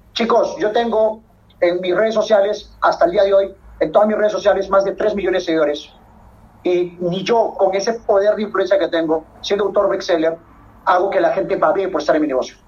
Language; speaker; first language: Spanish; native; Spanish